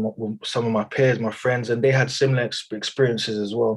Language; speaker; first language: English; native; English